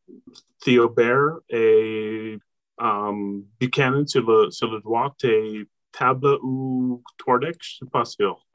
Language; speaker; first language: French; non-native, local second language; English